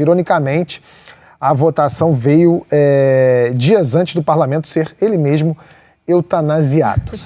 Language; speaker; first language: Portuguese; native; Portuguese